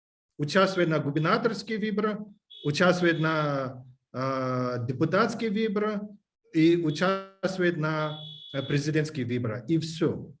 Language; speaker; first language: Russian; non-native, learner; English